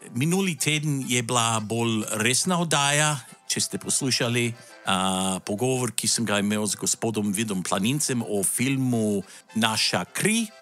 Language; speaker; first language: Slovenian; early bilingual, heritage; Slovenian